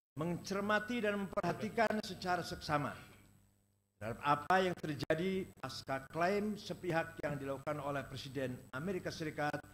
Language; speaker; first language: Indonesian; native; Indonesian